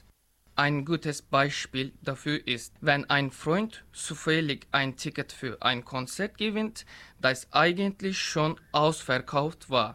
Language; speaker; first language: German; non-native, learner; Turkish